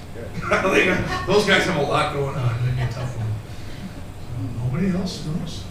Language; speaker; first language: English; native; English